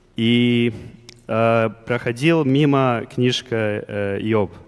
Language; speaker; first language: Russian; non-native, learner; English